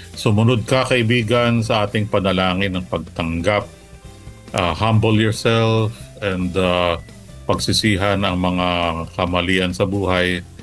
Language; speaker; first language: Filipino; non-native, local second language; Bikol